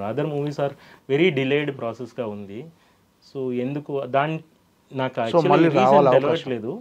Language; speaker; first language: Telugu; non-native, fluent; Tamil